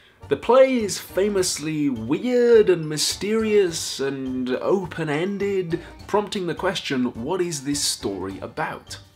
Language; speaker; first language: English; native; English